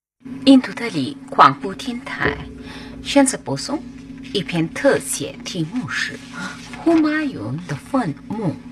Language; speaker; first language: Chinese; non-native, fluent; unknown